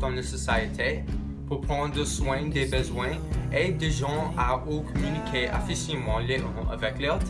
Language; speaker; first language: French; non-native, local second language; English